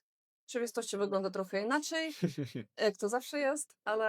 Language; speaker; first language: Polish; non-native, fluent; Belarusian